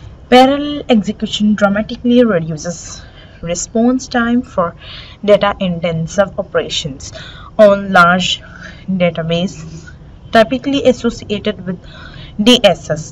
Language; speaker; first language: English; non-native, local second language; Urdu